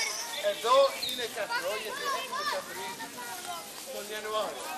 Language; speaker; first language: Greek; non-native, learner; English